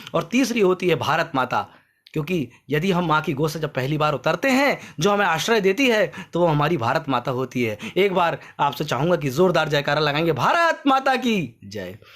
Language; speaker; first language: Hindi; native; Hindi